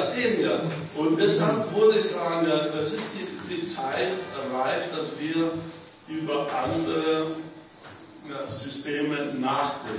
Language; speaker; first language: German; non-native, fluent; Greek